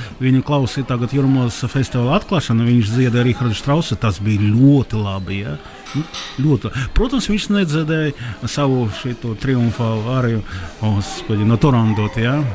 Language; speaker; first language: Latvian; non-native, local second language; Russian